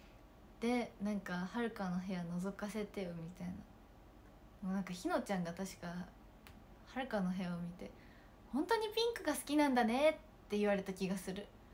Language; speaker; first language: Japanese; native; Japanese